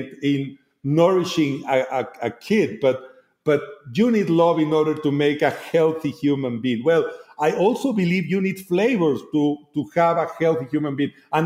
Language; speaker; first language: English; non-native, fluent; Spanish